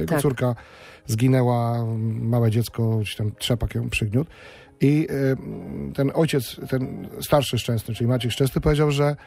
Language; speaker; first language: Polish; native; Polish